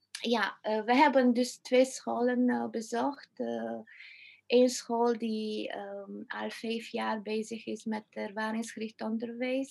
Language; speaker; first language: Dutch; non-native, fluent; Romanian